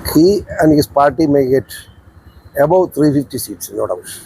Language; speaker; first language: English; non-native, local second language; Malayalam